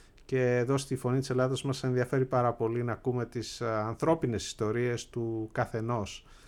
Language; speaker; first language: Greek; native; Greek